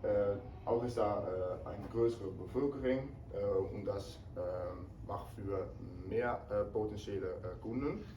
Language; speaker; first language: German; non-native, learner; Dutch